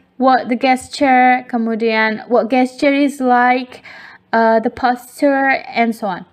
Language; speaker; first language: English; non-native, fluent; Indonesian